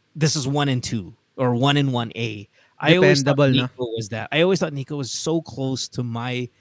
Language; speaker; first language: English; native; English